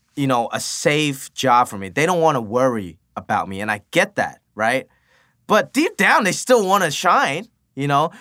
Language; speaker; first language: English; early bilingual, other home language; Cantonese